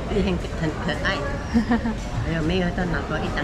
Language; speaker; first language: Chinese; non-native, local second language; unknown